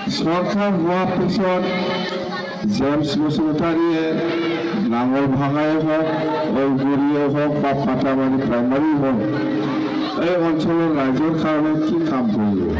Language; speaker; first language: Assamese; non-native, local second language; Bangla